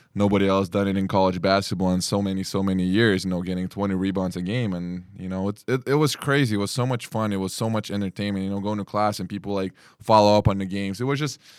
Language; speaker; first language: English; early bilingual, other home language; Lithuanian